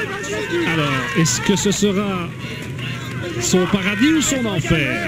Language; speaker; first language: French; native; French